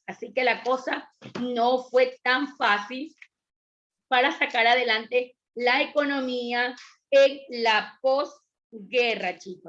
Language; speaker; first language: Spanish; native; Spanish